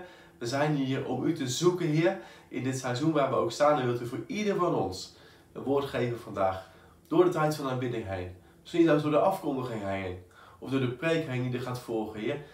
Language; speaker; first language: Dutch; native; Dutch